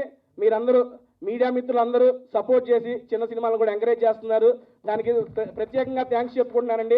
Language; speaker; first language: Telugu; native; Telugu